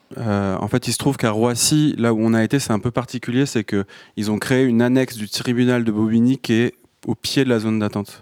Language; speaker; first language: French; native; French